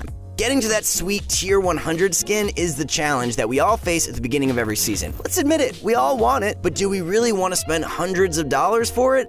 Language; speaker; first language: English; native; English